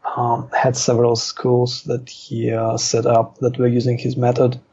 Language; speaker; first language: English; non-native, fluent; Russian